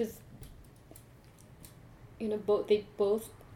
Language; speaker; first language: English; non-native, fluent; Japanese